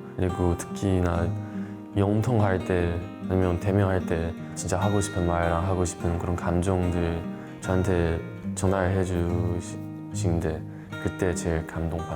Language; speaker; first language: Korean; non-native, learner; Chinese